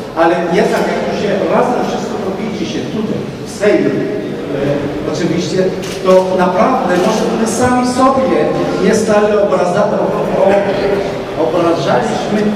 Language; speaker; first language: Polish; non-native, learner; Hebrew